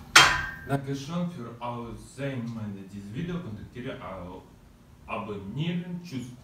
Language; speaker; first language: German; non-native, learner; Russian